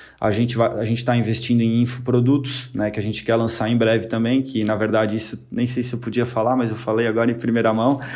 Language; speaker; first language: Portuguese; native; Portuguese